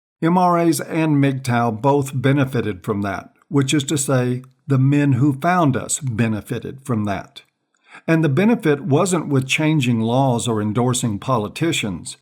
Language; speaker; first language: English; native; English